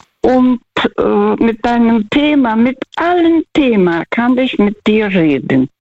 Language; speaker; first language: German; early bilingual, heritage; Russian